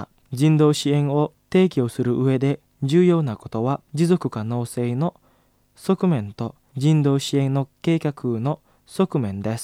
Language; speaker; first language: Japanese; non-native, fluent; Indonesian